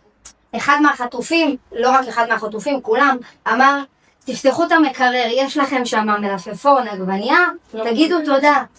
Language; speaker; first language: Hebrew; native; Hebrew